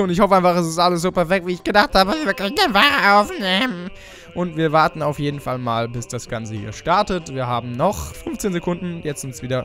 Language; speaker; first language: German; native; German